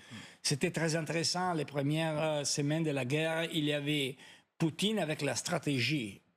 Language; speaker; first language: French; non-native, fluent; Italian